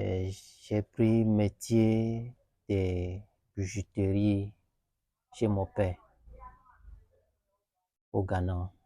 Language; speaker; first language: French; non-native, learner; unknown